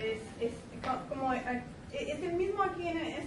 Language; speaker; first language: Spanish; non-native, learner; English